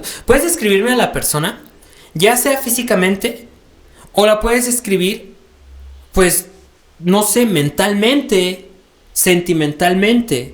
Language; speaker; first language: Spanish; native; Spanish